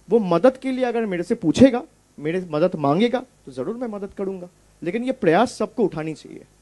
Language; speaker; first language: Hindi; non-native, local second language; Bangla